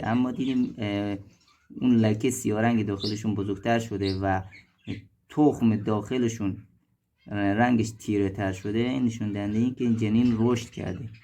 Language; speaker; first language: Persian; native; Persian